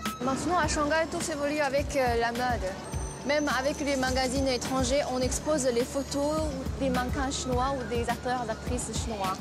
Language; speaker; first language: French; non-native, fluent; Chinese